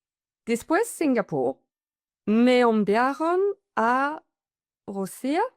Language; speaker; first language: Spanish; non-native, fluent; French